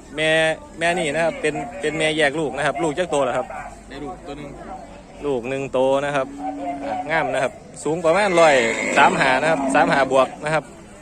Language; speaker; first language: Thai; native; Thai